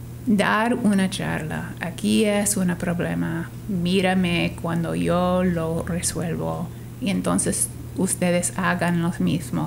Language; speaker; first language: Spanish; non-native, fluent; English